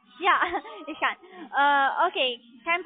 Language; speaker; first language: German; non-native, learner; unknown